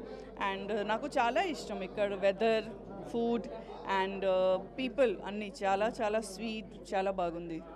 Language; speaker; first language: Telugu; non-native, learner; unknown